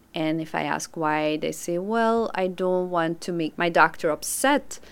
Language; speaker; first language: English; non-native, fluent; Dutch